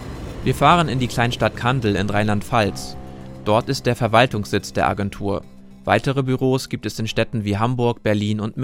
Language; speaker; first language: German; native; German